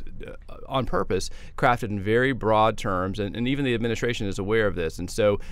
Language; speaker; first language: English; native; English